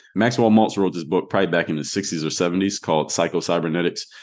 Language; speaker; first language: English; native; English